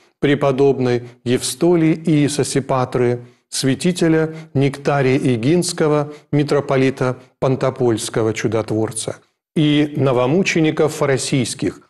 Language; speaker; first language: Russian; native; Russian